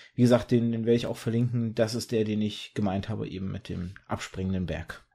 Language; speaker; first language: German; early bilingual, other home language; Russian